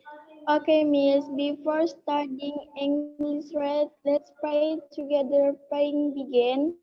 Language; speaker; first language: English; non-native, learner; Indonesian